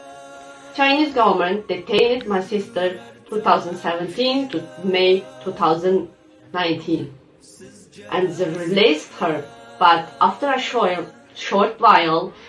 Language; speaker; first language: English; non-native, learner; Uyghur